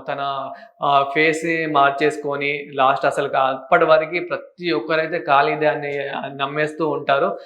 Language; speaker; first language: Telugu; native; Telugu